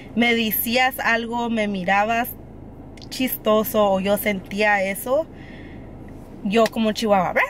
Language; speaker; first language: Spanish; early bilingual, heritage; Spanish